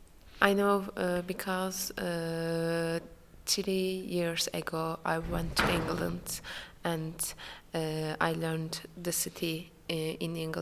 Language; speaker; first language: English; non-native, learner; Turkish